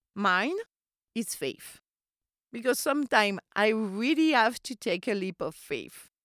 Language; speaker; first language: English; non-native, fluent; French